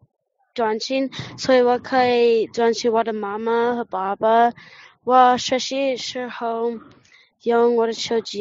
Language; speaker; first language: Chinese; non-native, learner; English